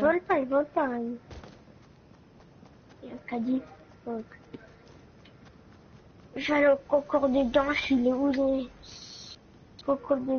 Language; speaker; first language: French; native; French